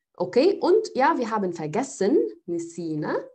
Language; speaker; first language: German; non-native, fluent; Arabic